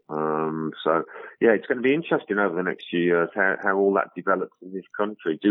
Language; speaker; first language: English; native; English